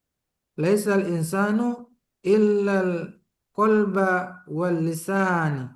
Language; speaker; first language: Arabic; non-native, learner; Indonesian